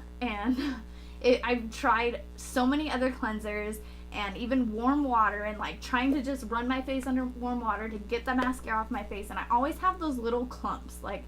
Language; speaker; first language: English; native; English